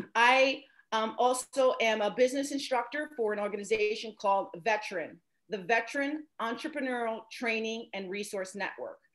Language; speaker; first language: English; native; English